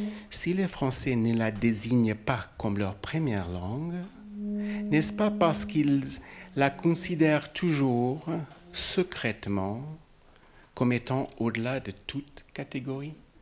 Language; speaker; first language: French; non-native, fluent; English